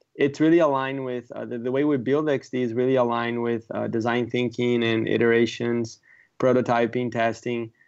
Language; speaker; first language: English; non-native, fluent; Portuguese